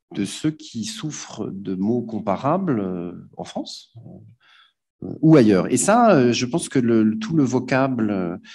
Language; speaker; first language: French; native; French